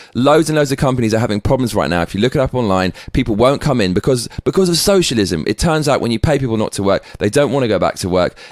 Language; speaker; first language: English; native; English